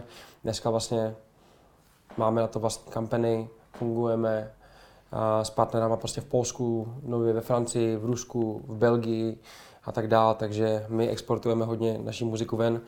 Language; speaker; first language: Czech; native; Czech